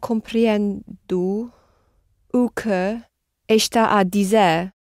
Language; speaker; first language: Portuguese; non-native, learner; English